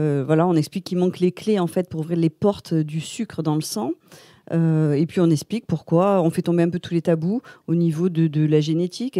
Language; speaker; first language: French; native; French